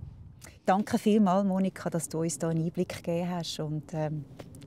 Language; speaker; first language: German; native; German